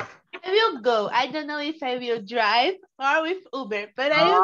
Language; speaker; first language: English; non-native, learner; Portuguese